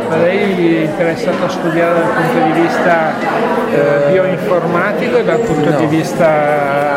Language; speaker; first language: Italian; native; Italian